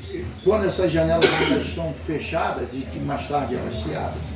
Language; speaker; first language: Portuguese; native; Portuguese